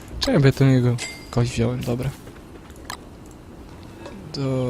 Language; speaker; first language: Polish; native; Polish